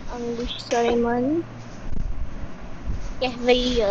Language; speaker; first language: Persian; non-native, learner; Urdu